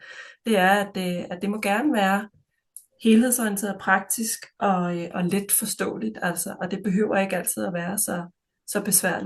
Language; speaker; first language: Danish; native; Danish